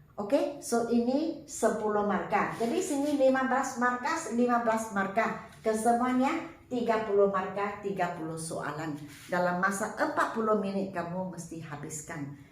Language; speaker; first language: Malay; non-native, local second language; Chinese